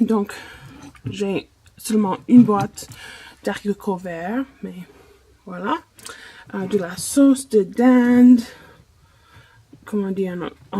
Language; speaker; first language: French; non-native, fluent; English